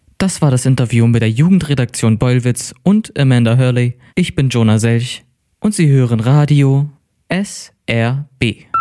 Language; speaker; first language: German; native; German